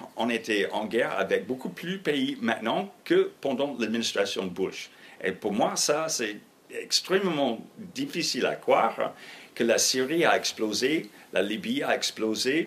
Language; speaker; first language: French; non-native, fluent; English